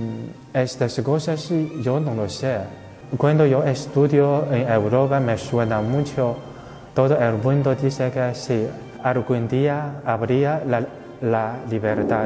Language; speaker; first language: Spanish; non-native, fluent; Chinese